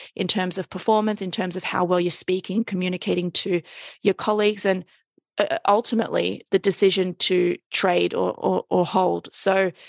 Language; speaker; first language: English; native; English